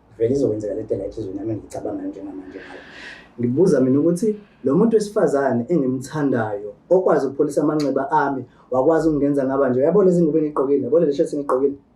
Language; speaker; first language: Zulu; native; Zulu